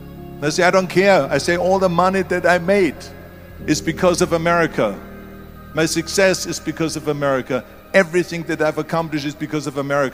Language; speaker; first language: English; non-native, fluent; German